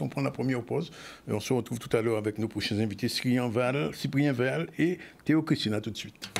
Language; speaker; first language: French; native; French